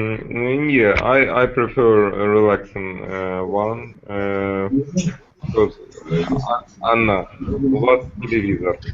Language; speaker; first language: English; non-native, learner; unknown